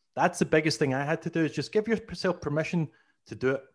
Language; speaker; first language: English; native; English